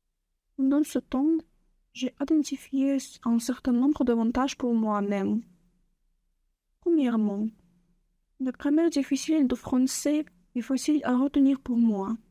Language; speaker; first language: French; non-native, learner; Russian